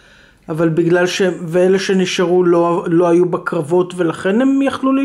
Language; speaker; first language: Hebrew; native; Hebrew